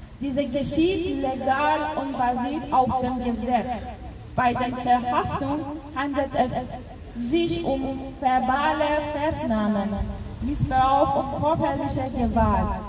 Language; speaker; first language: German; non-native, local second language; Persian